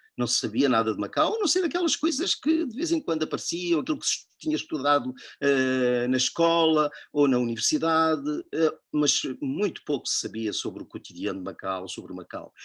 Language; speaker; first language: Portuguese; native; Portuguese